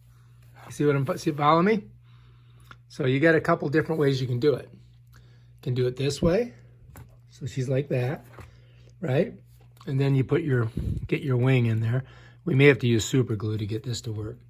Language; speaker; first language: English; native; English